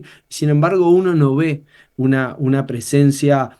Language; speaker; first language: Spanish; native; Spanish